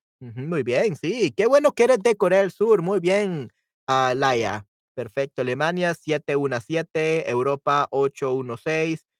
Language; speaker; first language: Spanish; native; Spanish